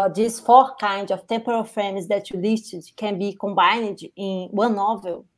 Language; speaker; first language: English; non-native, fluent; Portuguese